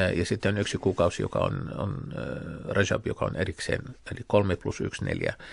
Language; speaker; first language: Finnish; non-native, fluent; Arabic